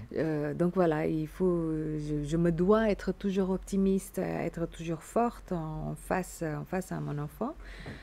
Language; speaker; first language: French; non-native, fluent; Indonesian